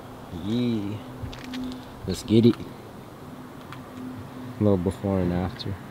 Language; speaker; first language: English; native; English